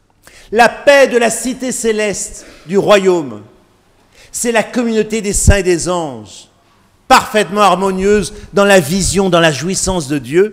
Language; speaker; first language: French; native; French